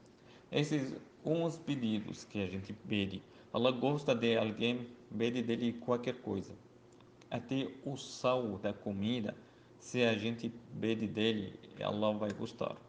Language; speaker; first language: Portuguese; non-native, learner; Arabic